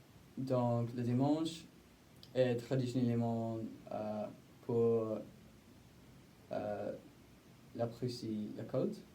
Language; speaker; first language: French; non-native, learner; English